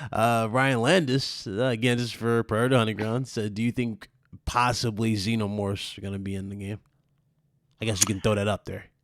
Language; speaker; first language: English; native; English